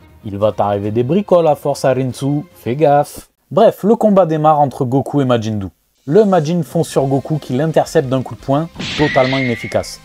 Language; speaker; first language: French; native; French